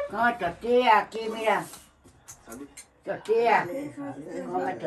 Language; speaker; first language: Spanish; native; Spanish